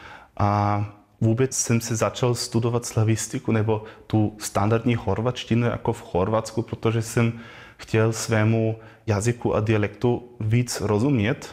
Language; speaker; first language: Czech; non-native, learner; German